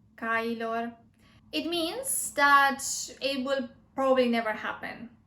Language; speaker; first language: English; non-native, fluent; Romanian